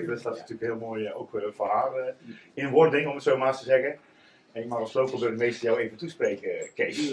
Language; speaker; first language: Dutch; native; Dutch